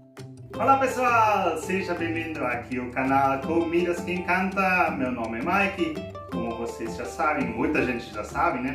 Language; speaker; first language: Portuguese; non-native, learner; German